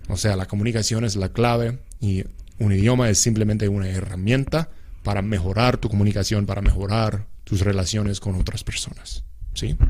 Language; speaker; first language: Spanish; non-native, fluent; English